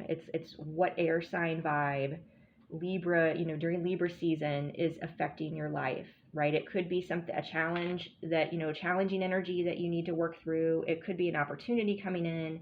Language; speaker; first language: English; native; English